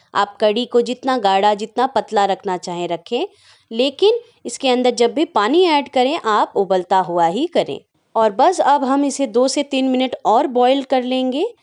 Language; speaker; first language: Hindi; native; Hindi